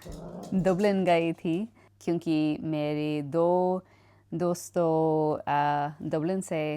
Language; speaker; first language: Hindi; non-native, learner; English